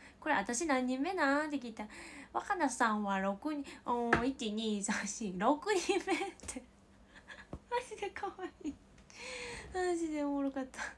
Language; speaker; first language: Japanese; native; Japanese